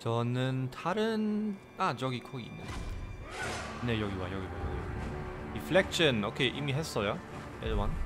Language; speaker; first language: Korean; non-native, fluent; German